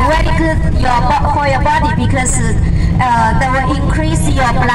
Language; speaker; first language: English; non-native, learner; Chinese